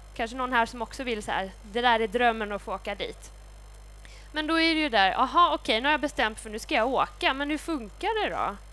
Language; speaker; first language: Swedish; native; Swedish